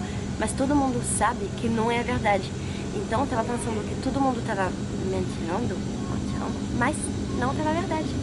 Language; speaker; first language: Portuguese; non-native, fluent; French